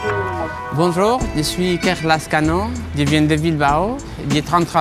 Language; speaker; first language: French; non-native, fluent; Spanish